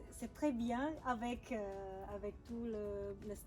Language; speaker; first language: French; non-native, learner; Indonesian